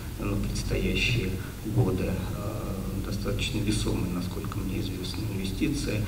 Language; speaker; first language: Russian; native; Russian